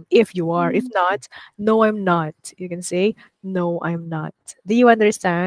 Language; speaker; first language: English; non-native, fluent; Vietnamese